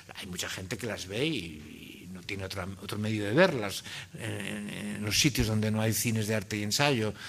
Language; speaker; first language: Spanish; native; Spanish